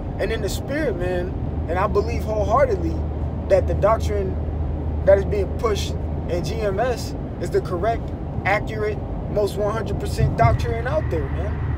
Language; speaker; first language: English; native; English